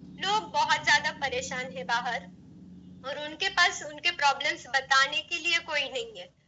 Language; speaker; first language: Hindi; non-native, local second language; Marathi